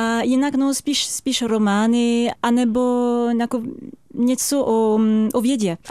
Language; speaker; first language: Czech; non-native, fluent; French